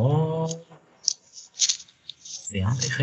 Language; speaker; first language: French; non-native, learner; Chinese